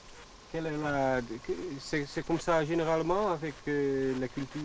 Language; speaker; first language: French; non-native, fluent; Dutch